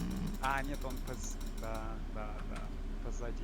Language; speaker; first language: Russian; non-native, learner; English